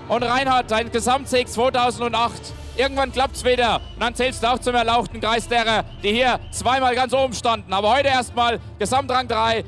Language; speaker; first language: German; native; German